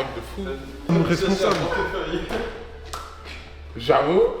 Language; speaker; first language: French; native; French